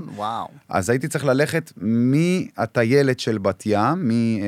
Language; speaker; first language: Hebrew; early bilingual, other home language; Arabic